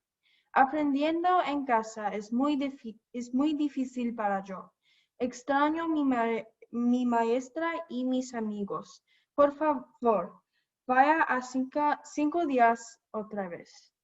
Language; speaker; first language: Spanish; non-native, learner; English